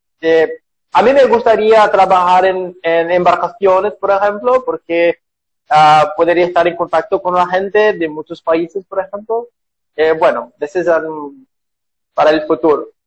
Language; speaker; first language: Spanish; non-native, learner; Portuguese